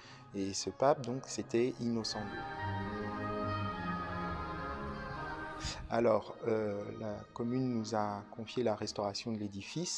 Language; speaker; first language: French; native; French